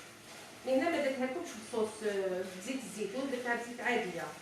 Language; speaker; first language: Arabic; native; Arabic